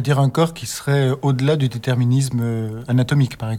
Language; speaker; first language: French; native; French